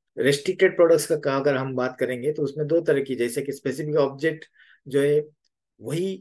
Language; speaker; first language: Hindi; native; Hindi